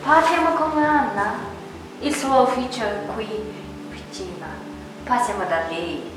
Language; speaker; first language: Italian; non-native, learner; Mongolian